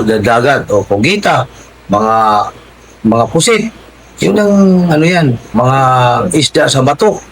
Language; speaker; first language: Filipino; non-native, local second language; Cebuano